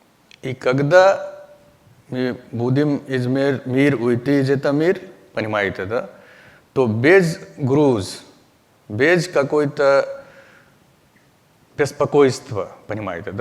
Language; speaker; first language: Russian; non-native, learner; Hindi